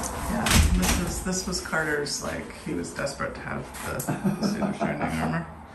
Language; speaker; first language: English; native; English